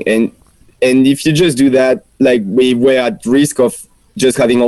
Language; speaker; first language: English; non-native, fluent; French